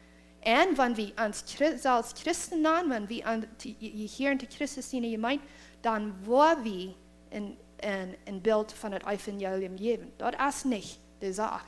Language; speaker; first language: German; non-native, learner; Plautdietsch